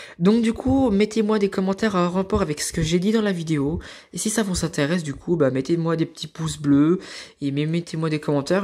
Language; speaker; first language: French; native; French